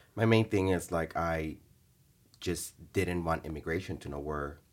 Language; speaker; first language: English; early bilingual, other home language; Spanish